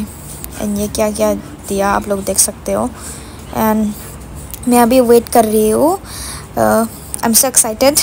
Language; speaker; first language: Hindi; non-native, local second language; Kok Borok